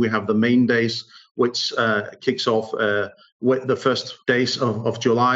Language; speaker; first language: English; non-native, fluent; Danish